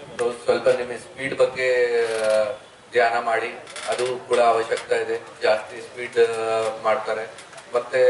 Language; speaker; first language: Kannada; non-native, learner; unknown